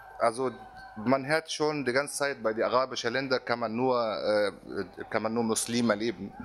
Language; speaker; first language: German; non-native, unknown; Arabic